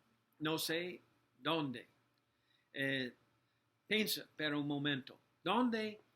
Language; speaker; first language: Spanish; non-native, learner; English